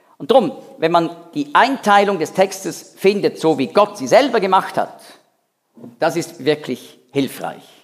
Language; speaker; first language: German; native; German